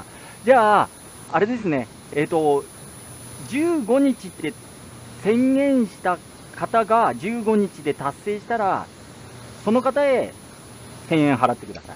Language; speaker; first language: Japanese; native; Japanese